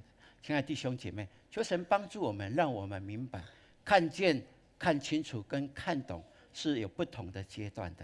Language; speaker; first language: Chinese; native; Chinese